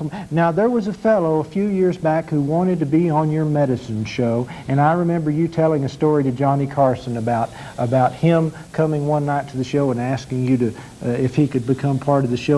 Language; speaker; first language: English; native; English